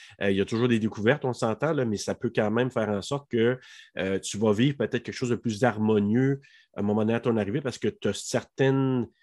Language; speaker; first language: French; native; French